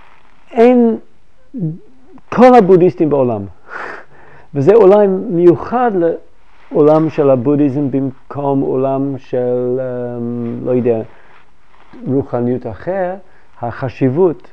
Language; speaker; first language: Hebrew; non-native, fluent; English